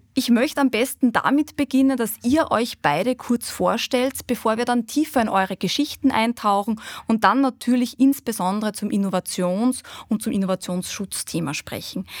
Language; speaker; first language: German; native; German